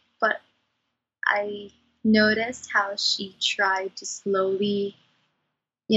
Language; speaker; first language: English; non-native, local second language; Cebuano